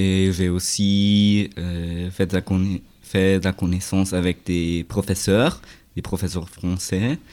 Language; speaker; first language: French; non-native, learner; German